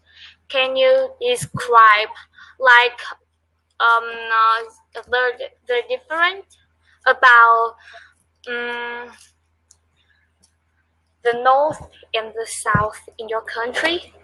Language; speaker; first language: English; non-native, learner; Vietnamese